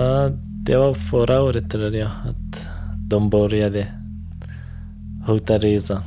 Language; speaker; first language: Swedish; non-native, learner; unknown